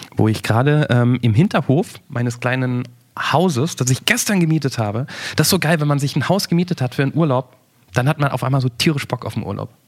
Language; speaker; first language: German; native; German